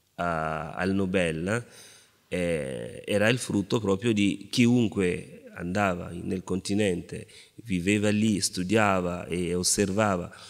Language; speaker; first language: Italian; non-native, fluent; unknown